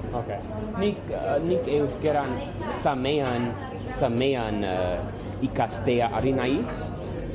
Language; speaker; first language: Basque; non-native, learner; English